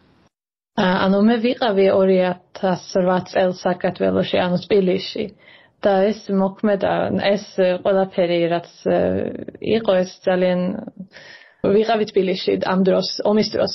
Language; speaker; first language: Georgian; early bilingual, heritage; Swedish